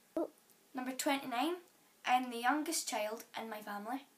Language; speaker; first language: English; native; English